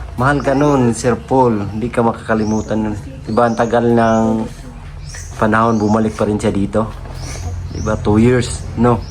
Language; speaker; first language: Filipino; non-native, local second language; Cebuano